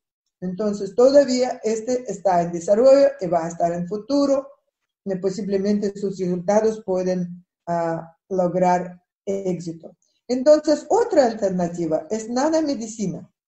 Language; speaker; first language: Spanish; non-native, fluent; Russian